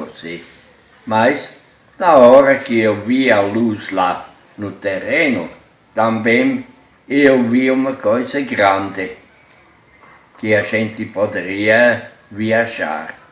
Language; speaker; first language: Portuguese; non-native, fluent; German